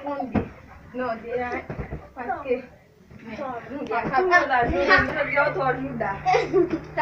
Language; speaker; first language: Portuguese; non-native, learner; Haitian Creole